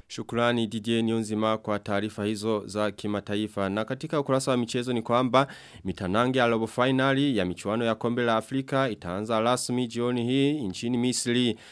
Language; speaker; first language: Swahili; non-native, local second language; Rundi